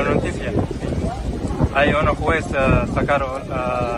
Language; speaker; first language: Spanish; non-native, learner; Arabic